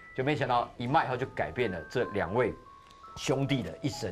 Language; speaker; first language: Chinese; native; Chinese